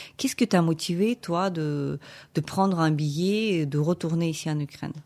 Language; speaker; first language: French; non-native, fluent; Ukrainian